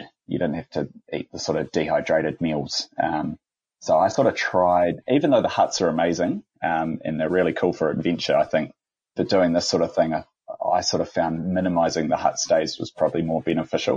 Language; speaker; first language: English; native; English